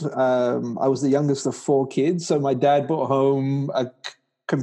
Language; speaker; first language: English; native; English